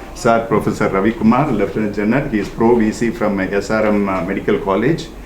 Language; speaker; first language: English; non-native, local second language; Tamil